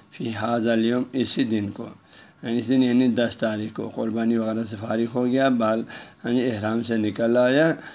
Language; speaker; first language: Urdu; non-native, local second language; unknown